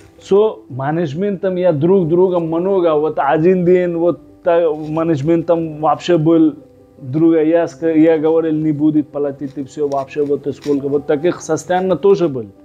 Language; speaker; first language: Russian; non-native, learner; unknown